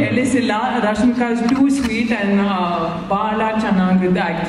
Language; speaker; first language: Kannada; non-native, learner; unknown